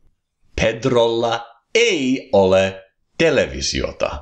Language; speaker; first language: Finnish; non-native, fluent; English